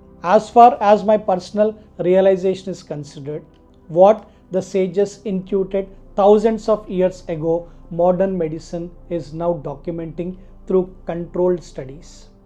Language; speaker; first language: English; non-native, local second language; Telugu